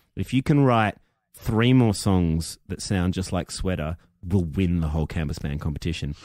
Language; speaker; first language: English; native; English